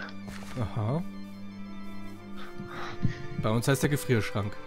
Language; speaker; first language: German; native; German